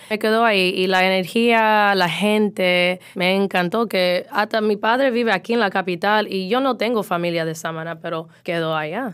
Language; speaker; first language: Spanish; early bilingual, heritage; Spanish